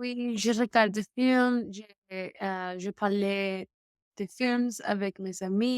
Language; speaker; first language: French; non-native, learner; English